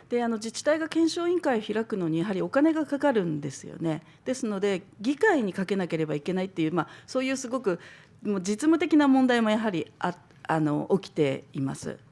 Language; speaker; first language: Japanese; native; Japanese